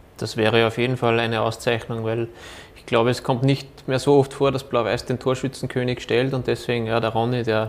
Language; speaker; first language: German; native; German